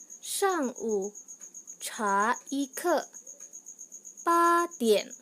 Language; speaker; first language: Chinese; non-native, learner; Indonesian